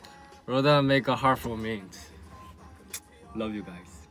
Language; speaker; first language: English; non-native, learner; Korean